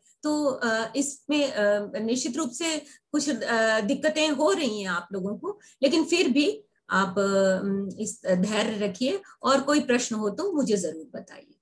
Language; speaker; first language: Hindi; native; Hindi